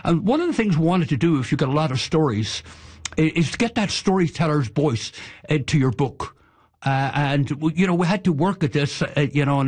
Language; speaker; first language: English; native; English